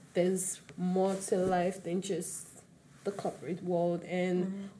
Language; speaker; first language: English; non-native, local second language; Yoruba